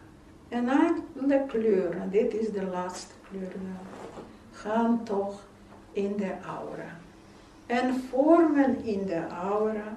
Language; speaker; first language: Dutch; non-native, fluent; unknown